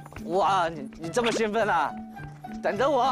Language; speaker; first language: Chinese; native; Chinese